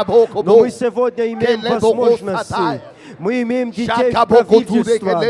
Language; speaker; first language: Russian; non-native, learner; Portuguese